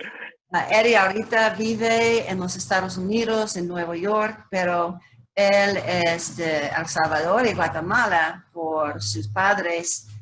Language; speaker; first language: Spanish; non-native, learner; English